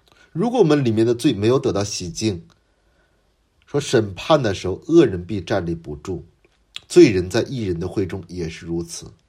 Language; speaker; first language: Chinese; non-native, fluent; Korean